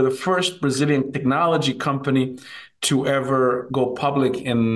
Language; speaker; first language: English; non-native, fluent; Spanish